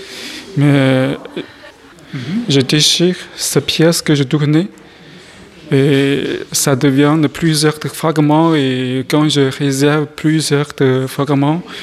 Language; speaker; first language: French; non-native, learner; Chinese